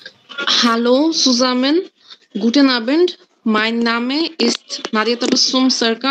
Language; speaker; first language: German; non-native, learner; Bangla